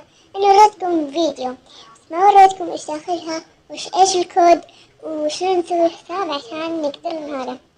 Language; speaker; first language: Arabic; native; Arabic